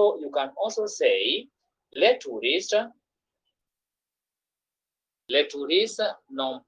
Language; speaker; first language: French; non-native, fluent; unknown